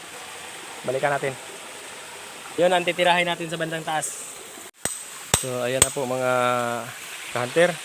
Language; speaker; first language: Filipino; non-native, local second language; Cebuano